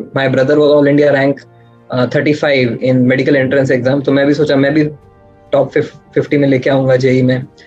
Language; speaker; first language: Hindi; native; Hindi